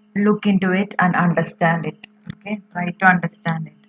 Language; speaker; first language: English; non-native, local second language; Malayalam